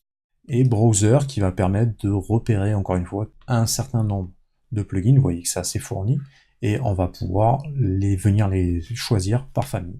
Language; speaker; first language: French; native; French